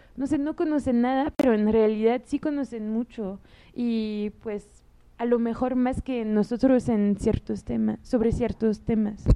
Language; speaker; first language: Spanish; non-native, fluent; French